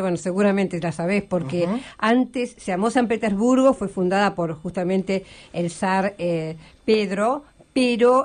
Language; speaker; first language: Spanish; native; Spanish